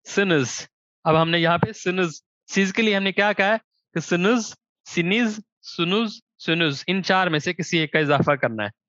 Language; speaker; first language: Urdu; non-native, local second language; Punjabi